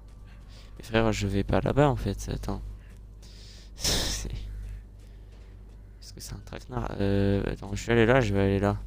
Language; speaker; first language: French; native; French